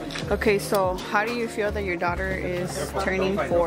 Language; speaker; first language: English; early bilingual, other home language; Spanish